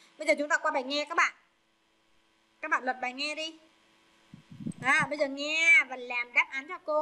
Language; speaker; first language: Vietnamese; native; Vietnamese